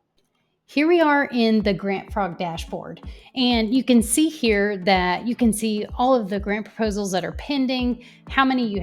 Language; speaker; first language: English; native; English